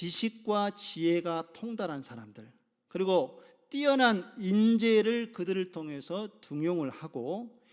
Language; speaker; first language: Korean; native; Korean